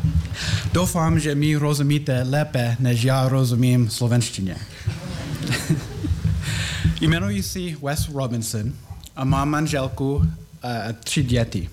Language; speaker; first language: Czech; non-native, learner; English